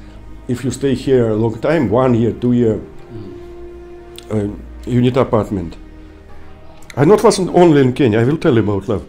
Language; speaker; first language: English; non-native, learner; Russian